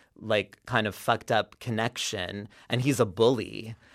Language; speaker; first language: English; native; English